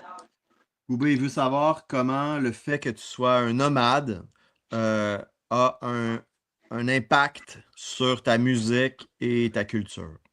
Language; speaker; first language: French; native; French